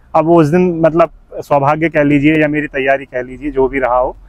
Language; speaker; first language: Hindi; native; Hindi